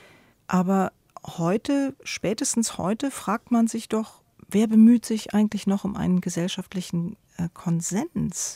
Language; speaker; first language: German; native; German